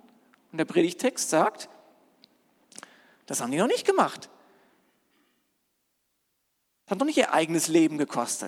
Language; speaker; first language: German; native; German